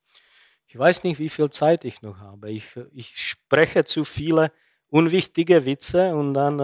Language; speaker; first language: German; non-native, fluent; Czech